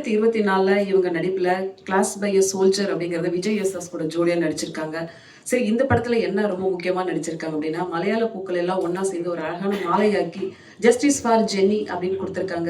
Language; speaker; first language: Tamil; native; Tamil